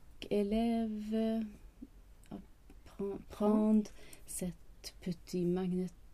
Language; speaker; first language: French; non-native, learner; Swedish